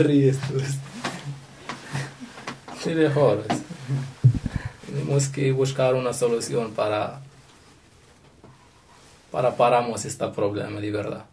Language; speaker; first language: Spanish; non-native, learner; Arabic